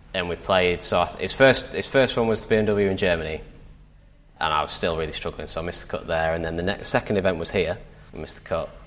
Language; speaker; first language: English; native; English